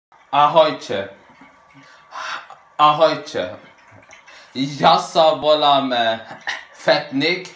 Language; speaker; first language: Slovak; early bilingual, heritage; Slovak